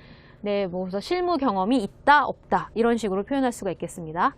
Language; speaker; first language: Korean; native; Korean